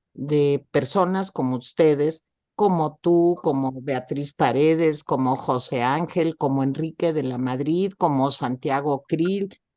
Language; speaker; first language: Spanish; native; Spanish